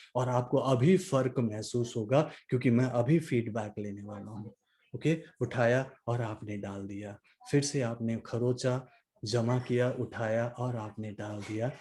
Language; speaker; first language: Hindi; non-native, local second language; Nepali